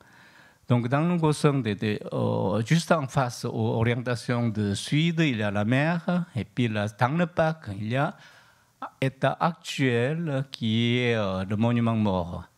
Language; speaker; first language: French; non-native, learner; Korean